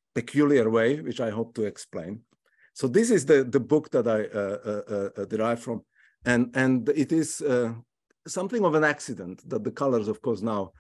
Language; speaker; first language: English; non-native, fluent; Slovak